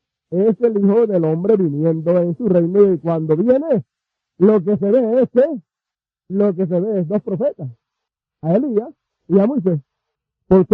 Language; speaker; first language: Spanish; native; Spanish